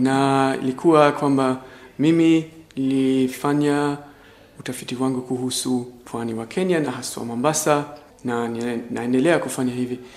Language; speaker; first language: Swahili; non-native, fluent; German